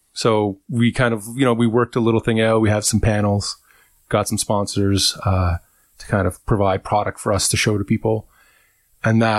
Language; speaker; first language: English; native; English